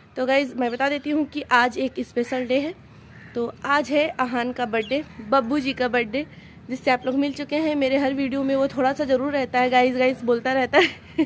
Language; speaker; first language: Hindi; native; Hindi